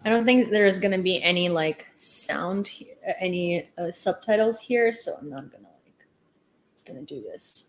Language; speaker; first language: English; non-native, fluent; Ukrainian